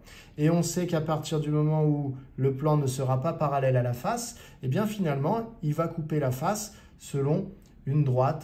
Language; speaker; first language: French; native; French